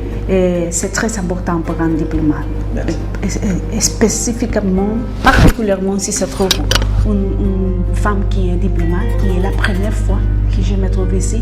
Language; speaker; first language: French; non-native, fluent; Spanish